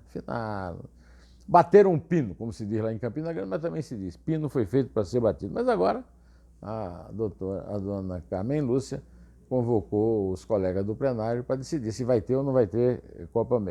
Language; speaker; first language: Portuguese; native; Portuguese